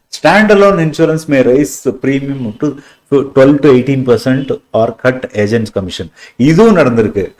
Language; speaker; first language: English; non-native, local second language; Tamil